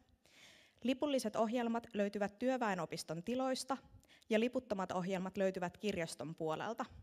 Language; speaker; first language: Finnish; native; Finnish